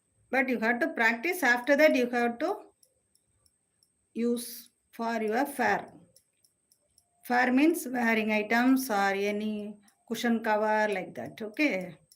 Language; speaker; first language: English; non-native, local second language; Tamil